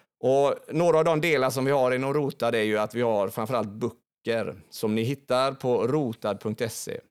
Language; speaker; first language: Swedish; native; Swedish